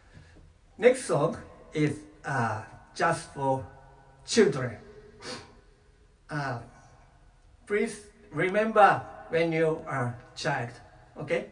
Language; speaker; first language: English; non-native, learner; Japanese